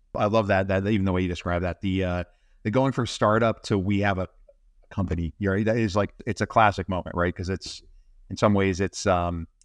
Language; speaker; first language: English; native; English